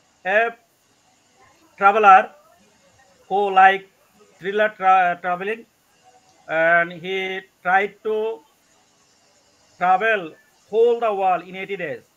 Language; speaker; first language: English; non-native, learner; Bangla